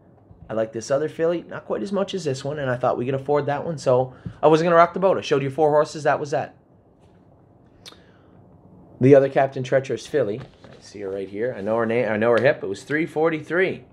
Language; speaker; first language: English; native; English